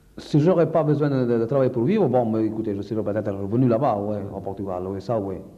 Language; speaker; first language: French; non-native, fluent; Portuguese